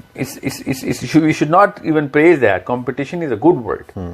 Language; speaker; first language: English; non-native, local second language; Urdu